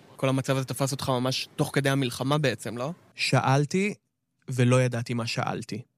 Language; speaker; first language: Hebrew; native; Hebrew